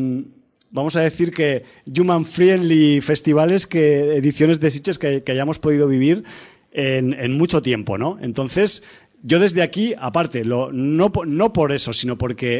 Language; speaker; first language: Spanish; native; Spanish